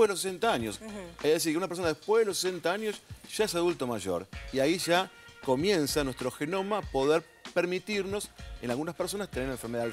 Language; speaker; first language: Spanish; native; Spanish